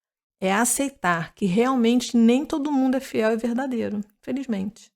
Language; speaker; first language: Portuguese; native; Portuguese